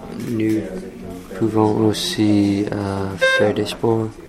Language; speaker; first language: French; non-native, learner; English